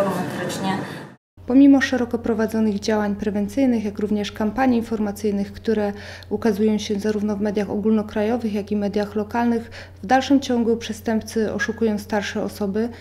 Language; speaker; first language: Polish; native; Polish